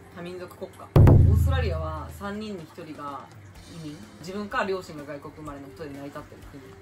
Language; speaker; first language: Japanese; native; Japanese